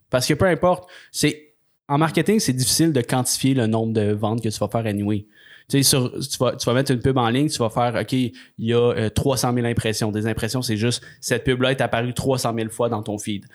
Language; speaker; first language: French; native; French